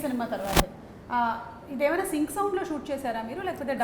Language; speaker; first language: Telugu; native; Telugu